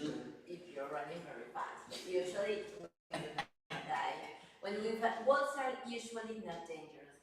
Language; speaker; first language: English; non-native, fluent; Spanish